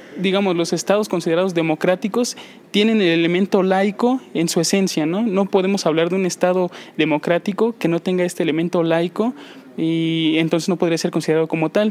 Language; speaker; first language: Spanish; native; Spanish